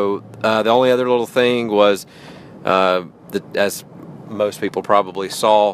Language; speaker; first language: English; native; English